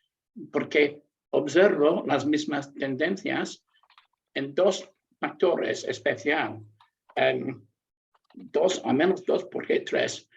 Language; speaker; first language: Spanish; non-native, learner; English